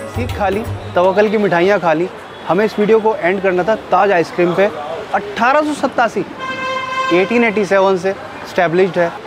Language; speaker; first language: Hindi; native; Hindi